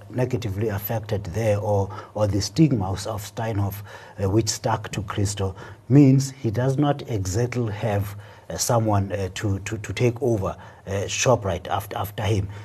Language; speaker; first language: English; non-native, local second language; Xhosa